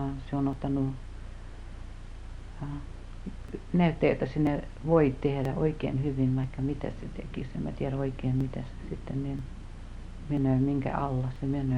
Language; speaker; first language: Finnish; early bilingual, heritage; Finnish